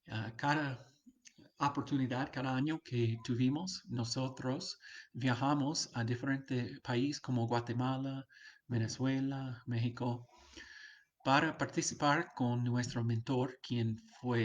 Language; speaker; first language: Spanish; non-native, fluent; English